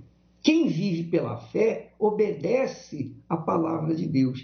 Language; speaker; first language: Portuguese; native; Portuguese